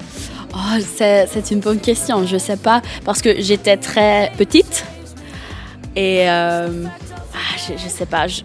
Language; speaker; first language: French; non-native, learner; German